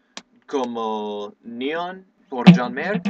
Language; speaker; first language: Spanish; non-native, learner; English